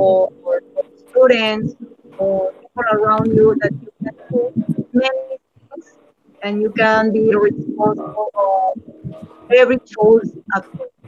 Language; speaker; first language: English; non-native, learner; Spanish